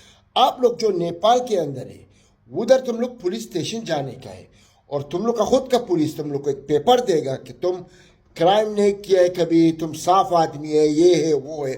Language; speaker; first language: Hindi; non-native, learner; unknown